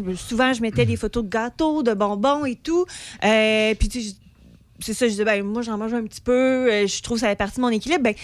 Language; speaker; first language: French; native; French